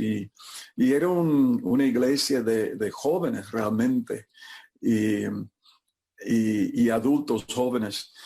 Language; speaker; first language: Spanish; non-native, fluent; English